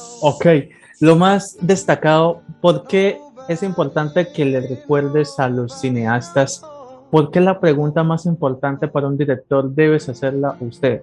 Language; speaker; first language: Spanish; native; Spanish